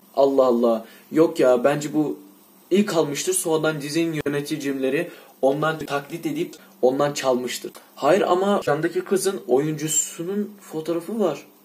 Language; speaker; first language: Turkish; non-native, fluent; Russian